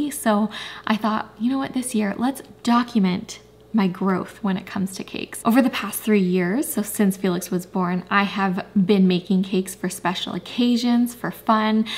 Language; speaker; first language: English; native; English